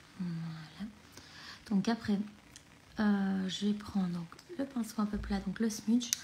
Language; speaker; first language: French; native; French